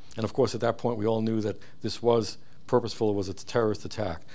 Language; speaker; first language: English; early bilingual, other home language; Hebrew